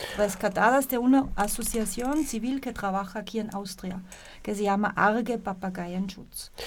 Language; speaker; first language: Spanish; non-native, fluent; German